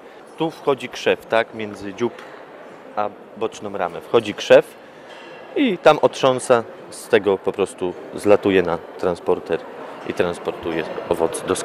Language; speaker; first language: Polish; native; Polish